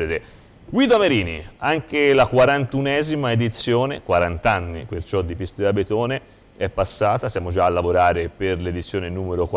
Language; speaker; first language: Italian; native; Italian